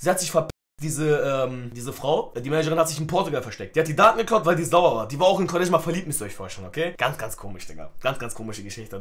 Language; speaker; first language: German; early bilingual, other home language; Turkish